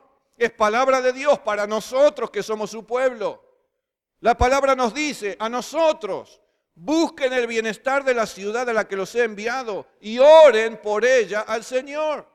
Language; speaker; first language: Spanish; native; Spanish